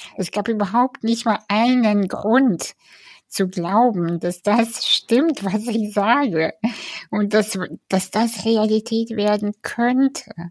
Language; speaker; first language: German; early bilingual, other home language; Russian